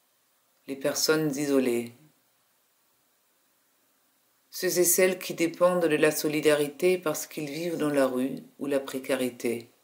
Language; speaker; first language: French; native; French